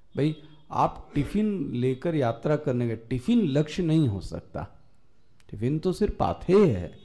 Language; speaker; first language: Hindi; native; Hindi